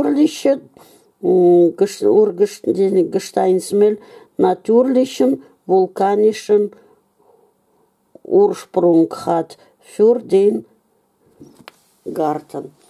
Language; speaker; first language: German; non-native, fluent; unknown